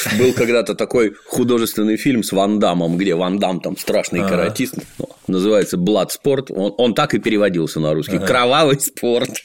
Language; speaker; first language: Russian; native; Russian